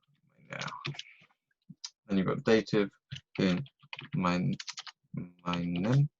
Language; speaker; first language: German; non-native, fluent; English